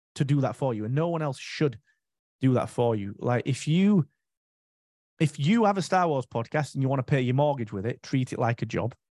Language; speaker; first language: English; native; English